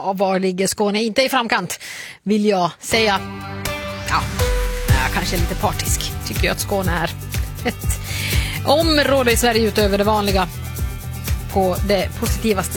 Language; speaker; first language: Swedish; native; Swedish